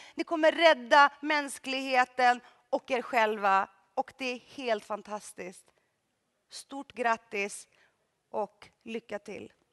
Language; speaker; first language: Swedish; early bilingual, other home language; Greek